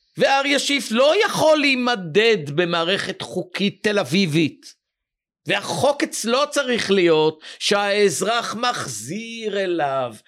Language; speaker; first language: Hebrew; native; Hebrew